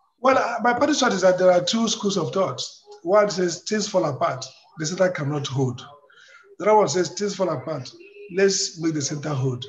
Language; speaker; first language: English; non-native, local second language; Igbo